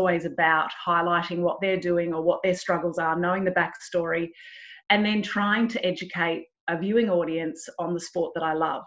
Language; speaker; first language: English; native; English